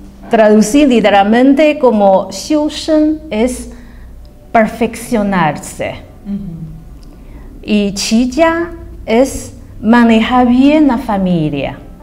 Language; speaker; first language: Spanish; non-native, fluent; Chinese